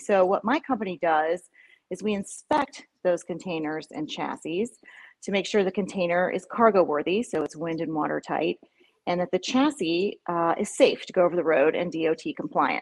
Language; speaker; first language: English; native; English